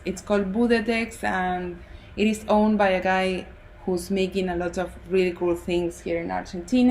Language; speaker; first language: English; non-native, fluent; Spanish